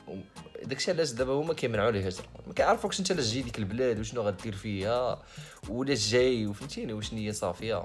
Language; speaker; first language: Arabic; native; Arabic